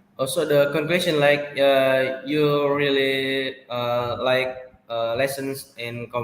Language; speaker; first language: English; non-native, learner; Indonesian